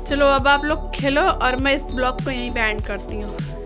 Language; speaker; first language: Hindi; native; Hindi